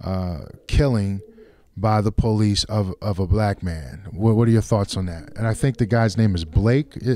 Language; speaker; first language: English; native; English